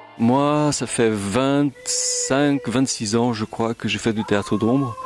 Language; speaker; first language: French; native; French